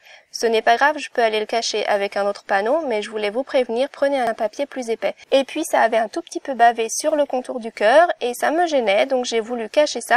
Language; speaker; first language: French; native; French